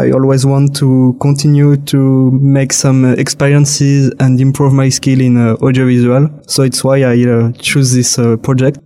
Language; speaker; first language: English; non-native, fluent; French